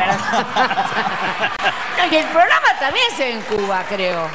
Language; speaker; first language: Spanish; native; Spanish